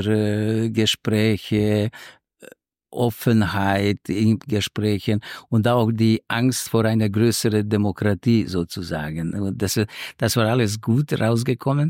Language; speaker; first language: German; non-native, fluent; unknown